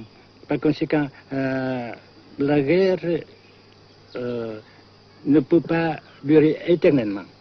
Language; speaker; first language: French; non-native, fluent; Vietnamese